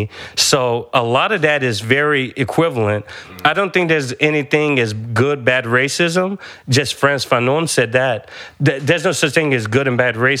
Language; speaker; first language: English; native; English